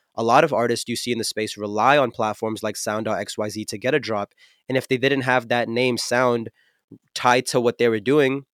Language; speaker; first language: English; native; English